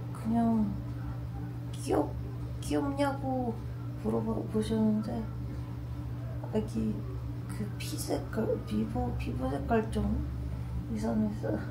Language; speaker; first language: Korean; non-native, learner; Ukrainian